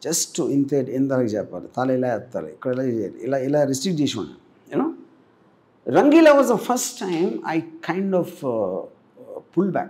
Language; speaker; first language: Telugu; native; Telugu